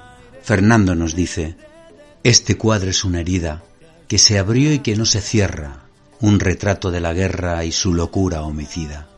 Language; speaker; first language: Spanish; native; Spanish